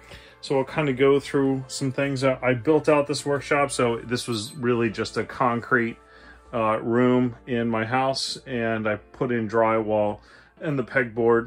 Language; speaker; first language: English; native; English